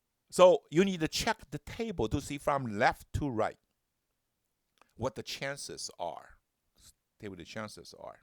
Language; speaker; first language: English; non-native, fluent; Chinese